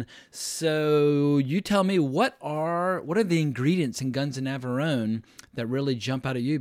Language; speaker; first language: English; native; English